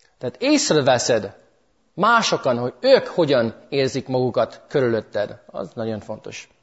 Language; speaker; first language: Hungarian; early bilingual, heritage; English